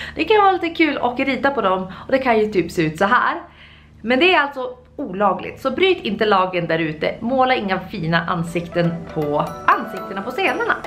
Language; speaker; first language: Swedish; native; Swedish